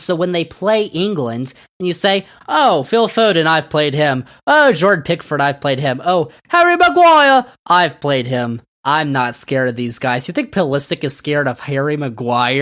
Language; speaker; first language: English; native; English